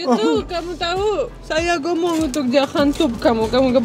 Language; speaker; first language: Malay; non-native, learner; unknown